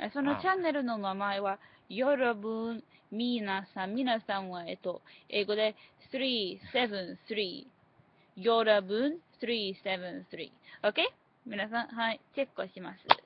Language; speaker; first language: Japanese; non-native, learner; English